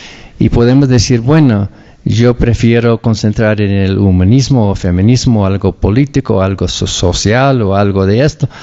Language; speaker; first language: Spanish; non-native, fluent; English